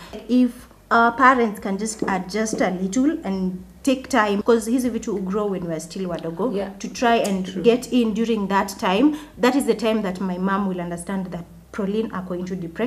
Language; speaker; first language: English; non-native, local second language; Swahili